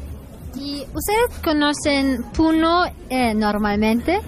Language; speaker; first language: Spanish; non-native, learner; German